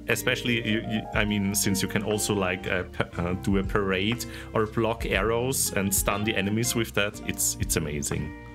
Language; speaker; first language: English; non-native, fluent; German